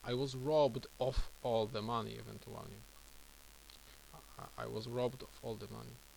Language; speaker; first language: English; non-native, fluent; Polish